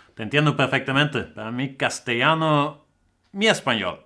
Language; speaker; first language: Spanish; non-native, fluent; German